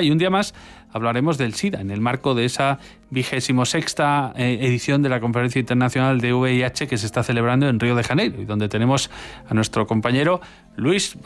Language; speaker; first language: Spanish; native; Spanish